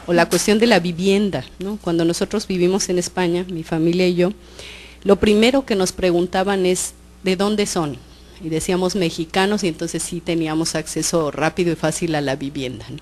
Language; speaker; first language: Spanish; native; Spanish